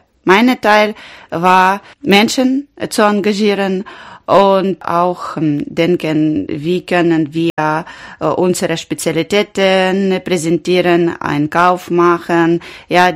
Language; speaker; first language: German; non-native, learner; Ukrainian